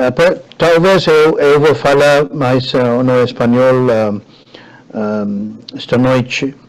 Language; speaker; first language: Portuguese; non-native, learner; Spanish